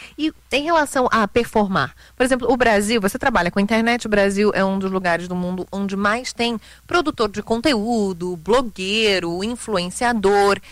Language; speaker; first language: Portuguese; native; Portuguese